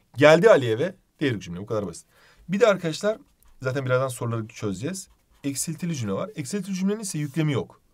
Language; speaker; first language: Turkish; native; Turkish